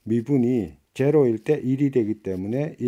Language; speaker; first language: Korean; native; Korean